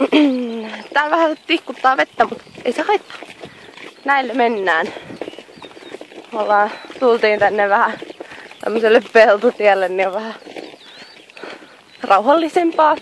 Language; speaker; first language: Finnish; native; Finnish